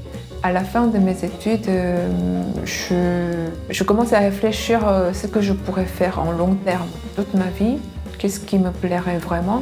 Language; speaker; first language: French; non-native, fluent; Korean